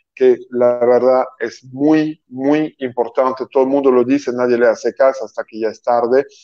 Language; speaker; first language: Spanish; non-native, fluent; French